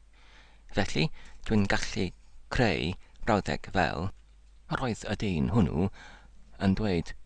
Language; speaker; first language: Welsh; non-native, learner; English